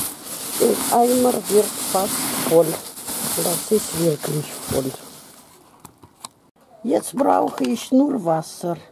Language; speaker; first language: German; non-native, fluent; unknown